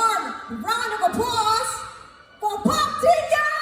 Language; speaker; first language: English; non-native, local second language; Filipino